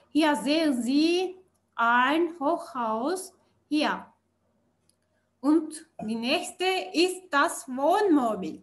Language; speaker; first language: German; non-native, learner; Turkish